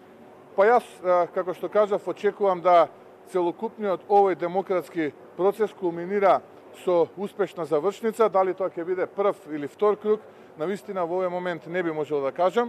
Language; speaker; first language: Macedonian; native; Macedonian